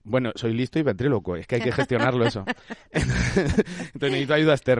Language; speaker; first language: Spanish; native; Spanish